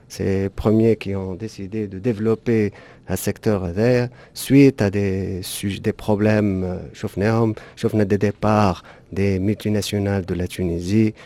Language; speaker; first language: French; non-native, local second language; Arabic